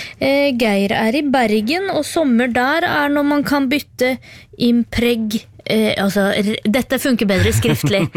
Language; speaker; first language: Norwegian; native; Norwegian